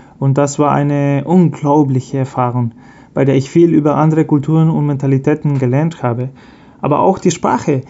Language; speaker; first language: German; early bilingual, heritage; Spanish